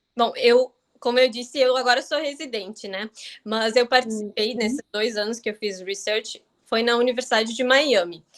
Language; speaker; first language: Portuguese; native; Portuguese